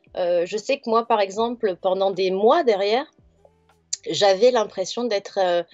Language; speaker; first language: French; native; French